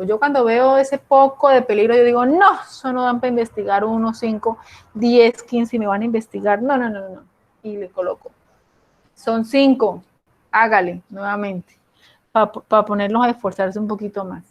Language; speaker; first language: Spanish; native; Spanish